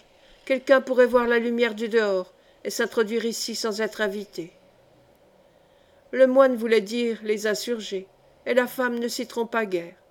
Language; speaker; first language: French; native; French